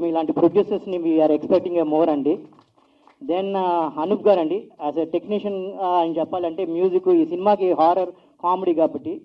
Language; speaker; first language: Telugu; native; Telugu